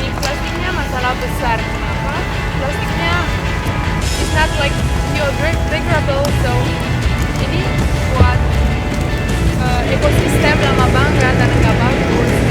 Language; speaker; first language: Indonesian; non-native, learner; Romanian